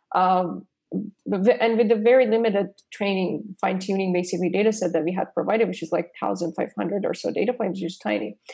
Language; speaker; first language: English; non-native, fluent; Persian